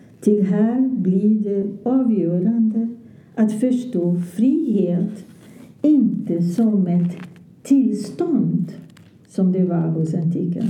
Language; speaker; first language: Swedish; non-native, fluent; Portuguese